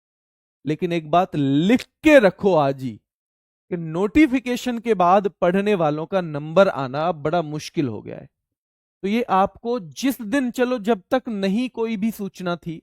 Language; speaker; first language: Hindi; native; Hindi